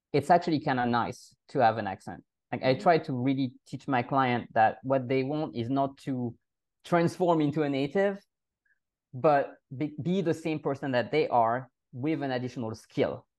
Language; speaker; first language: English; non-native, fluent; French